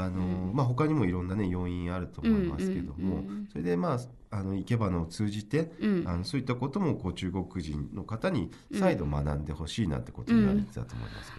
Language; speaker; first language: Japanese; native; Japanese